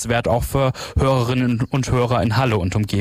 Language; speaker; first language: German; native; German